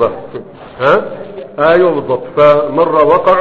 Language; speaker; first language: Arabic; native; Arabic